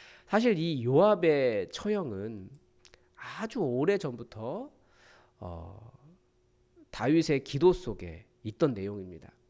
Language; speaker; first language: Korean; native; Korean